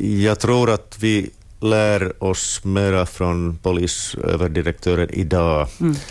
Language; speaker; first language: Swedish; non-native, local second language; Finnish